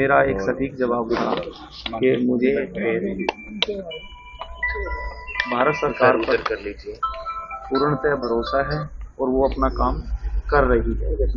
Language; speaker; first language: Hindi; native; Hindi